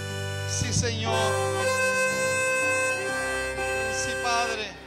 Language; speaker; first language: Spanish; native; Spanish